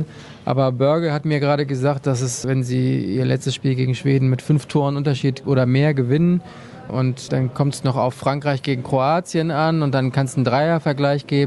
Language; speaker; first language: German; native; German